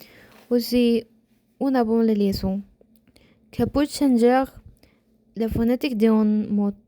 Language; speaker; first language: French; non-native, learner; Spanish